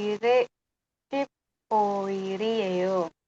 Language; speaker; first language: Korean; non-native, learner; Indonesian